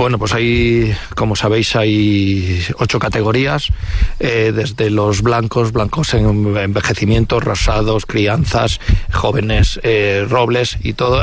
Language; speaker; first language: Spanish; native; Spanish